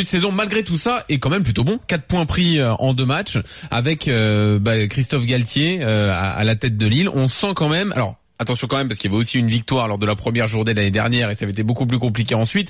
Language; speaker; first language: French; native; French